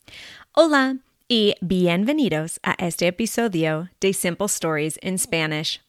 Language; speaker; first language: Spanish; non-native, fluent; English